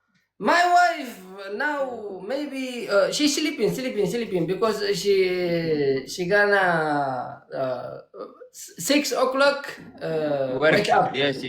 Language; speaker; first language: English; non-native, learner; Tigrinya